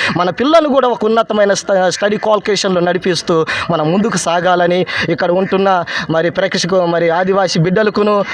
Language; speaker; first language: Telugu; non-native, local second language; Koya